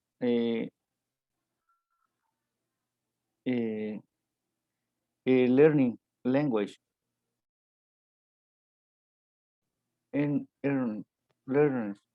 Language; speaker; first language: English; non-native, learner; Spanish